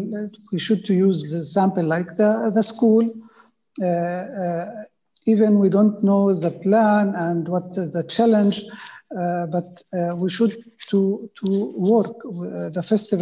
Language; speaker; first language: English; non-native, fluent; Arabic